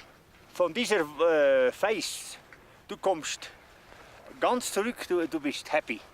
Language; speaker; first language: German; non-native, learner; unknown